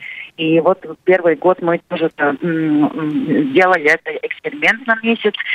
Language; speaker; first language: Russian; non-native, local second language; Latvian